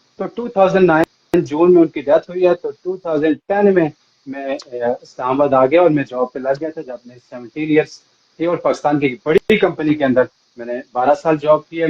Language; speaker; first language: Urdu; non-native, local second language; Northern Hindko